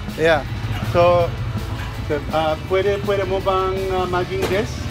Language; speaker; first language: Filipino; non-native, learner; English